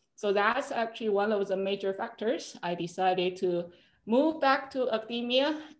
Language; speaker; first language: English; non-native, fluent; Chinese